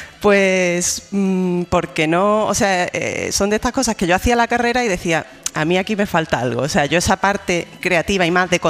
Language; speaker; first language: Spanish; native; Spanish